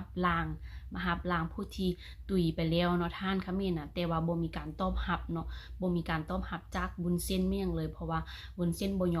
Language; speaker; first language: Thai; non-native, local second language; Northeastern Thai